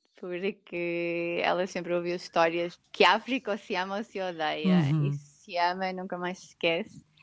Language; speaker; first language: Portuguese; native; Portuguese